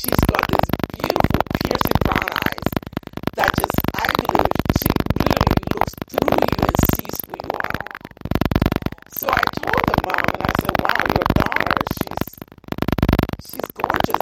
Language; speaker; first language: English; non-native, local second language; Ewe